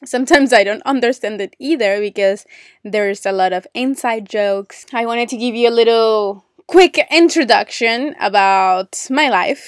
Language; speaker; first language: English; non-native, fluent; Spanish